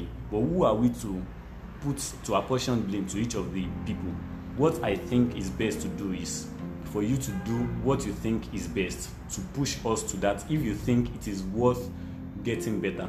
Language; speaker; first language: English; non-native, local second language; Yoruba